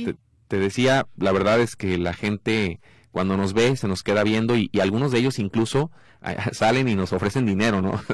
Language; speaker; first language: Spanish; native; Spanish